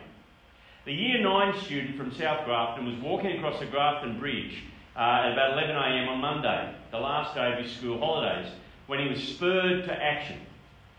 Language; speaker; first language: English; native; English